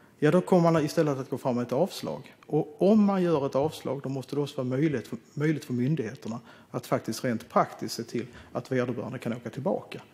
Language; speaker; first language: Swedish; native; Swedish